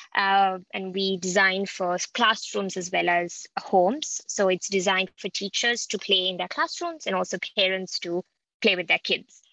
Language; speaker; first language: English; non-native, local second language; Sinhala